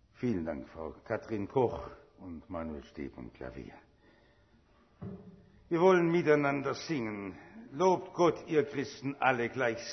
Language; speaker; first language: German; native; German